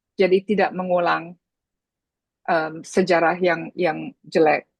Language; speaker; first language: Indonesian; early bilingual, heritage; Indonesian